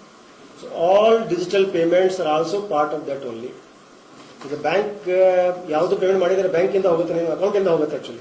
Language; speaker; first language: Kannada; non-native, fluent; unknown